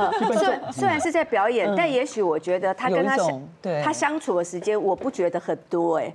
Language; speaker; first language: Chinese; native; Chinese